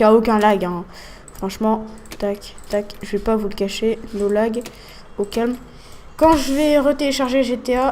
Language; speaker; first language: French; native; French